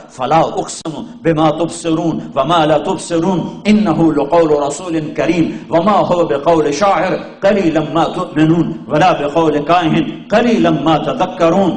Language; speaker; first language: Urdu; non-native, local second language; Punjabi